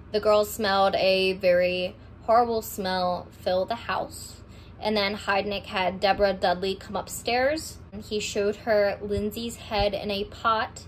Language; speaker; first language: English; native; English